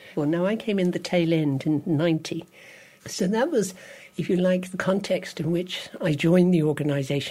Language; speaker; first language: English; native; English